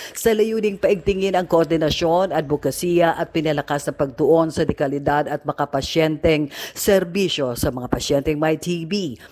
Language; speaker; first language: Filipino; non-native, local second language; Cebuano